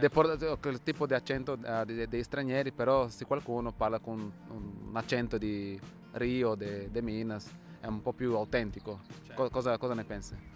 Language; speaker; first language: Italian; non-native, fluent; Portuguese